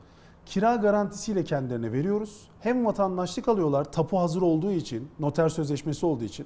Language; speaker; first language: Turkish; native; Turkish